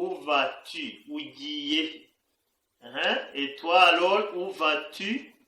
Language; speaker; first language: French; non-native, fluent; Kinyarwanda